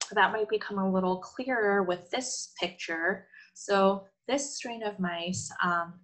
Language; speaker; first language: English; non-native, fluent; Korean